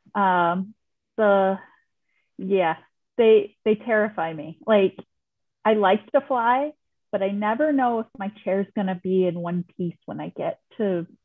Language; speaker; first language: English; native; English